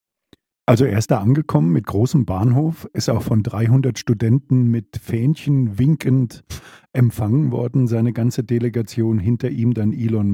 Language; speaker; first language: German; native; German